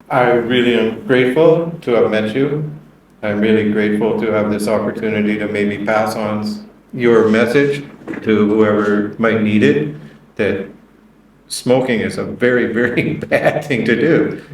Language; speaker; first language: English; native; English